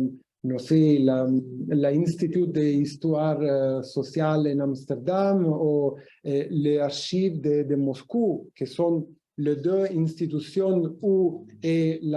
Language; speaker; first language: French; non-native, fluent; Italian